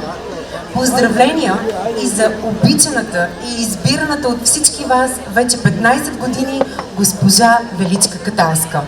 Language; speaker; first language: Bulgarian; native; Bulgarian